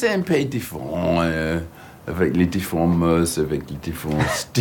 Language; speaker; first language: French; non-native, fluent; English